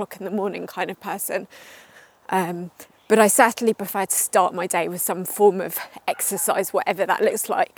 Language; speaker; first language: English; native; English